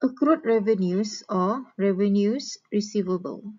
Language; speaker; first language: English; non-native, local second language; Malay